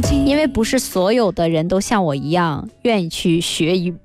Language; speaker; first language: Chinese; native; Chinese